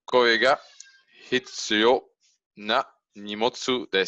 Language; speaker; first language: Japanese; non-native, learner; English